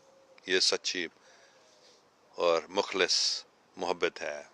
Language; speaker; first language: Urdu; non-native, fluent; English